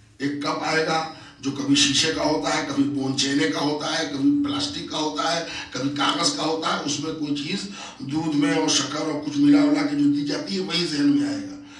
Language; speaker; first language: Urdu; native; Urdu